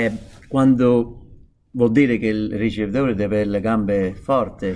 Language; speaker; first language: Italian; non-native, fluent; English